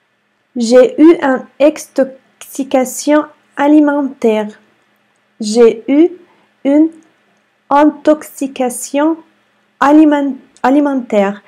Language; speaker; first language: French; non-native, fluent; Arabic